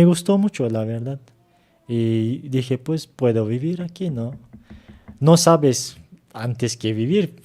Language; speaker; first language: Spanish; non-native, learner; Turkish